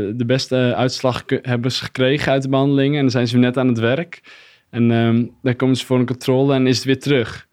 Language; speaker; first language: Dutch; native; Dutch